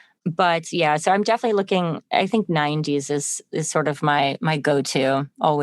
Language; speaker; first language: English; native; English